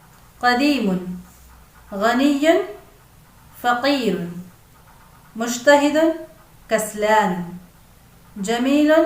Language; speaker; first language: Arabic; non-native, fluent; Urdu